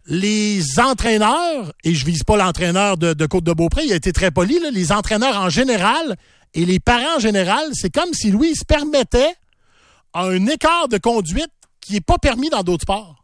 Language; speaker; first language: French; native; French